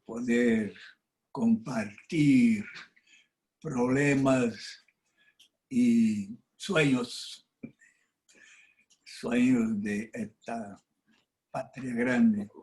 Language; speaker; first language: Spanish; non-native, fluent; Portuguese